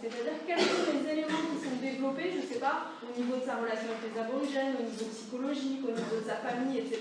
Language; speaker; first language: French; native; French